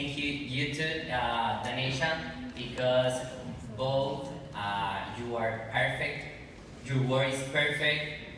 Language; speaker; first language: English; non-native, learner; Spanish